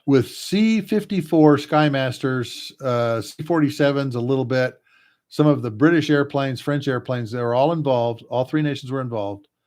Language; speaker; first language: English; native; English